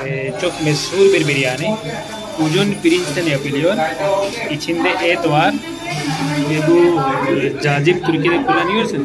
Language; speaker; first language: Turkish; non-native, fluent; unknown